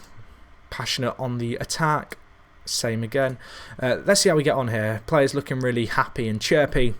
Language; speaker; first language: English; native; English